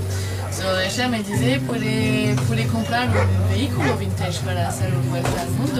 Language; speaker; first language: Spanish; non-native, learner; French